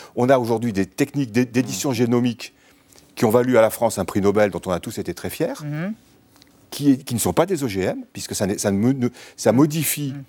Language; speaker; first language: French; native; French